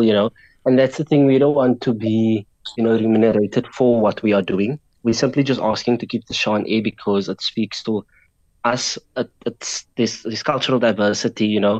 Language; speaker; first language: English; non-native, local second language; Afrikaans